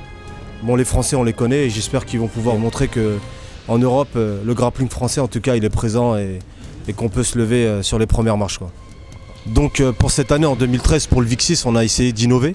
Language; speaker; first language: French; native; French